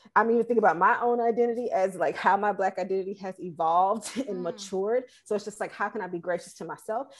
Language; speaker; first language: English; native; English